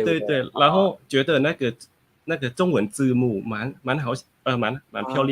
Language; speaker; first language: Chinese; non-native, learner; Thai